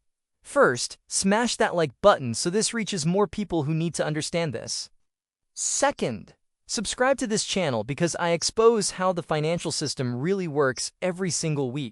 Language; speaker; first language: English; native; English